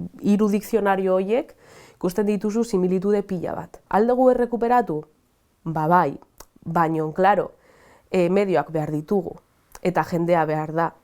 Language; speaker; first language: Basque; non-native, local second language; Spanish